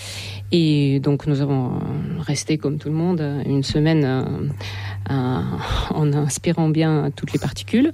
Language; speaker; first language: French; non-native, fluent; Russian